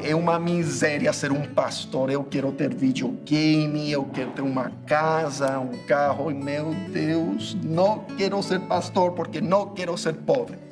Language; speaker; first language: Portuguese; non-native, fluent; English